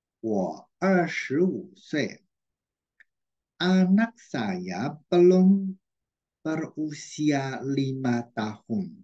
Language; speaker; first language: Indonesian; non-native, fluent; Chinese